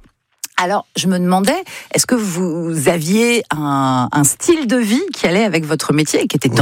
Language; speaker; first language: French; native; French